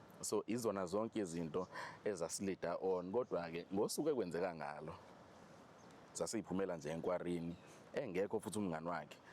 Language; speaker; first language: Zulu; native; Zulu